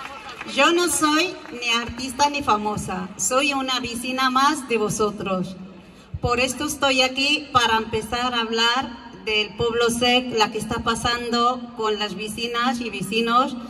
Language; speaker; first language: Spanish; non-native, fluent; Arabic